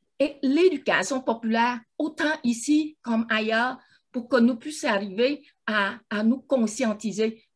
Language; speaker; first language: French; non-native, fluent; Vietnamese